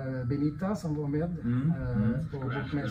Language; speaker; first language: Swedish; non-native, fluent; French